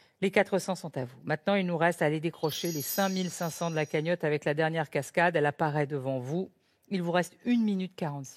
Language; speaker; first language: French; native; French